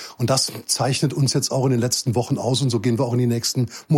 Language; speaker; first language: German; native; German